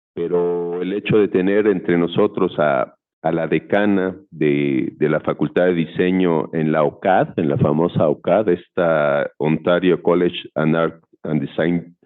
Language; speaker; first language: Spanish; native; Spanish